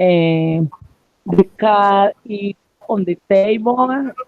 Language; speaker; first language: English; non-native, learner; Spanish